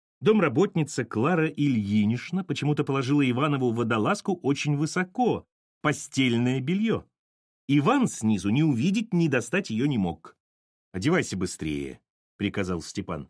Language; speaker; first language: Russian; native; Russian